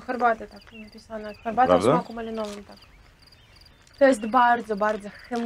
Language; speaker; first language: Polish; non-native, fluent; Russian